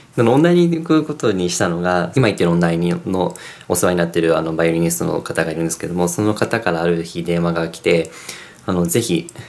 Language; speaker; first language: Japanese; early bilingual, heritage; English